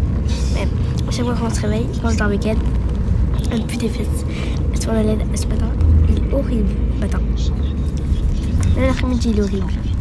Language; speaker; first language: French; native; French